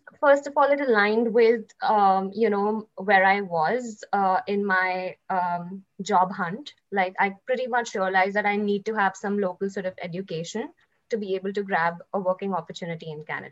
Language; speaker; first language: English; non-native, local second language; Hindi